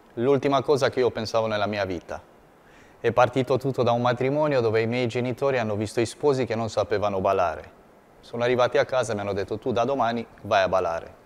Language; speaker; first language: Italian; non-native, fluent; Romanian